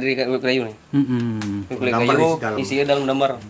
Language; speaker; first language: Malay; native; Malay